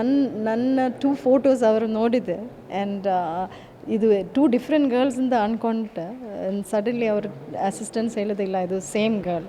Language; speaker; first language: Kannada; early bilingual, heritage; English